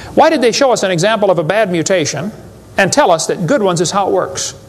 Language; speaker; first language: English; native; English